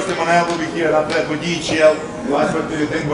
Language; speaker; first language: English; non-native, fluent; Russian